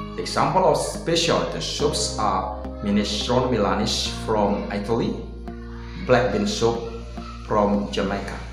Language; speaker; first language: English; non-native, fluent; Indonesian